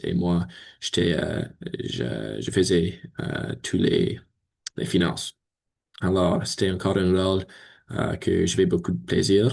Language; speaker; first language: French; non-native, learner; English